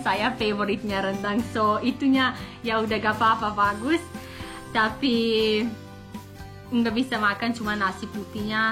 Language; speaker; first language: Indonesian; non-native, learner; English